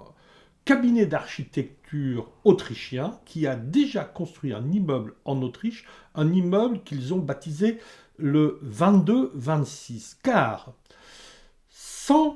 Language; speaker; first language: French; native; French